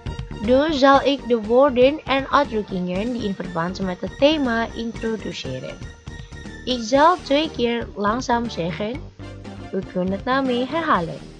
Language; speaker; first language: Dutch; non-native, fluent; Indonesian